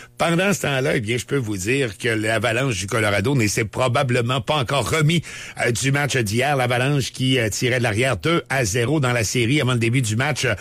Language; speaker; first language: French; native; French